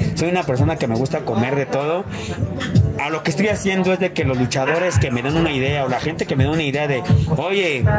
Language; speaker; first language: Spanish; native; Spanish